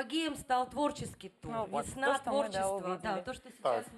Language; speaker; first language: Russian; native; Russian